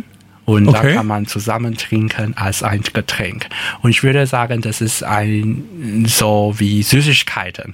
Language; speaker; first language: German; non-native, learner; Chinese